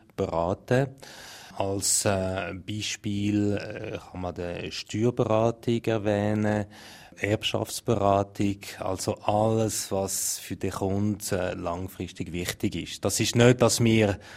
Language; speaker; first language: German; non-native, local second language; French